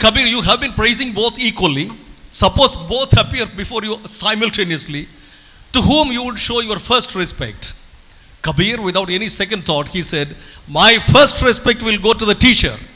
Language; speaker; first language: English; non-native, local second language; Tamil